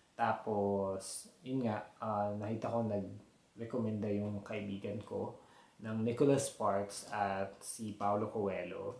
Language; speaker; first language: Filipino; native; Filipino